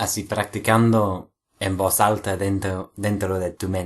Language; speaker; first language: Spanish; non-native, fluent; English